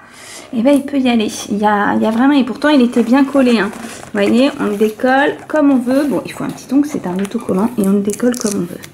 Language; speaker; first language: French; native; French